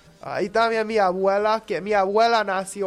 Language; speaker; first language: Spanish; non-native, fluent; English